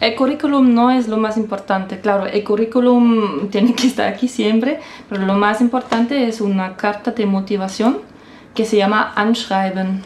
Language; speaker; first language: Spanish; non-native, fluent; German